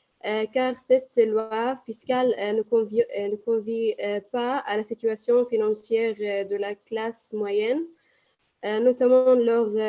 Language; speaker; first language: French; non-native, learner; Arabic